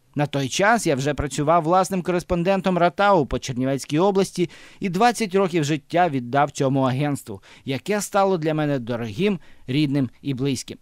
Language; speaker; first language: Ukrainian; native; Ukrainian